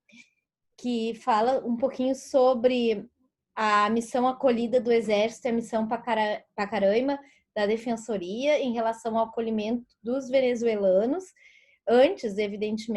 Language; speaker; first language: Portuguese; native; Portuguese